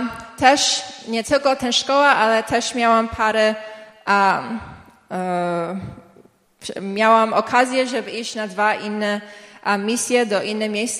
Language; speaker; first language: Polish; early bilingual, heritage; English